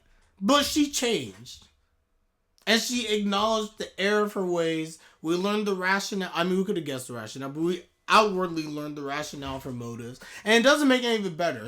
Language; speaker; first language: English; native; English